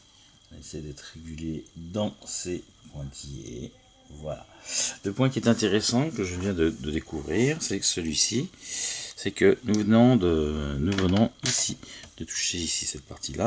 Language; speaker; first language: French; native; French